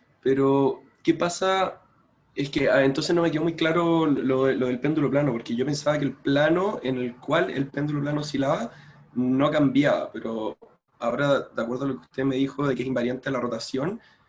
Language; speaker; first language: Spanish; native; Spanish